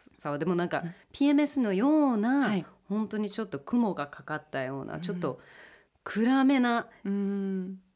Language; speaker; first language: Japanese; early bilingual, heritage; English